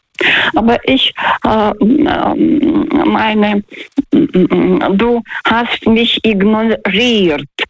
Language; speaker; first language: German; non-native, fluent; Russian